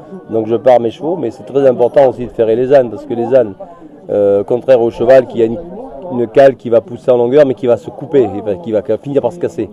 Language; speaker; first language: French; native; French